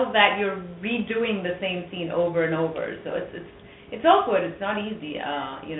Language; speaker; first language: English; non-native, local second language; French